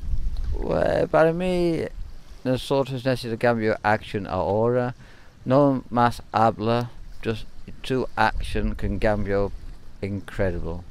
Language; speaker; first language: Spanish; non-native, learner; English